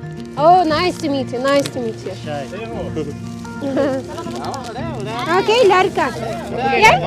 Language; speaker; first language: Hindi; non-native, learner; Kazakh